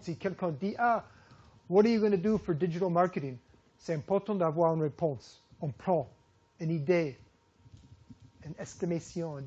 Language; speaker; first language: French; non-native, fluent; English